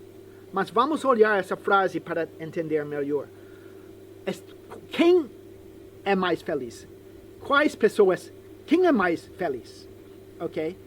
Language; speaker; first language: Portuguese; non-native, fluent; English